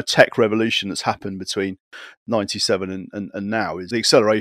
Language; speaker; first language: English; native; English